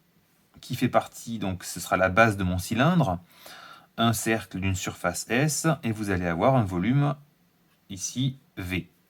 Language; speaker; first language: French; native; French